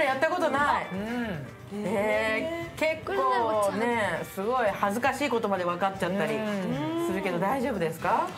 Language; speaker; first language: Japanese; native; Japanese